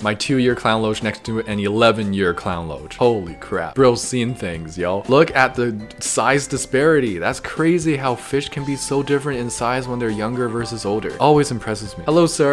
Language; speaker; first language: English; native; English